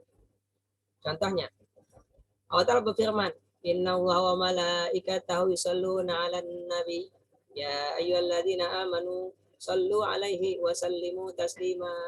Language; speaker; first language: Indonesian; native; Indonesian